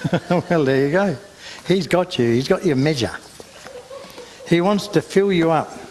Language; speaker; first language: English; native; English